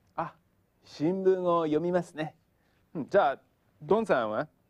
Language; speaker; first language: Japanese; non-native, fluent; English